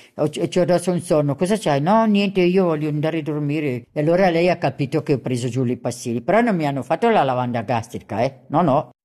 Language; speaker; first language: Italian; non-native, local second language; German